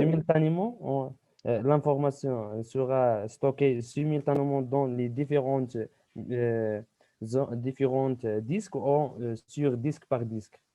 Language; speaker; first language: French; non-native, local second language; Arabic